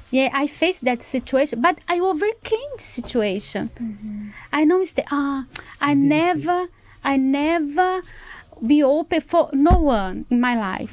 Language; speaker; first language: English; non-native, learner; Portuguese